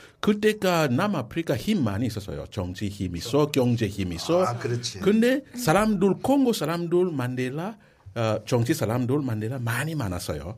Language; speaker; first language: Korean; non-native, learner; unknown